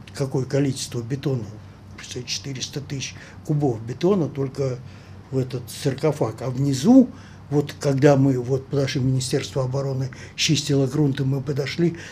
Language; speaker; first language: Russian; native; Russian